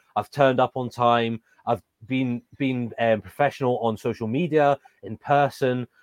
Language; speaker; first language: English; native; English